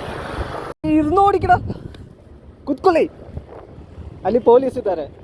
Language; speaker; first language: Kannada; non-native, learner; Malayalam